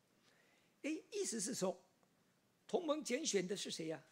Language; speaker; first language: Chinese; native; Chinese